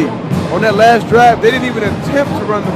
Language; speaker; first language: English; native; English